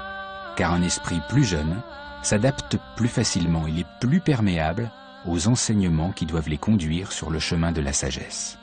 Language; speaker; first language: French; native; French